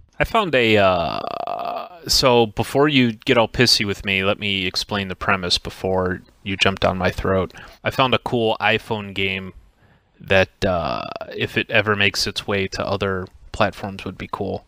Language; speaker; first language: English; native; English